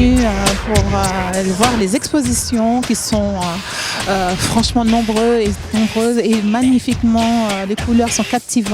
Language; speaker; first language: French; native; French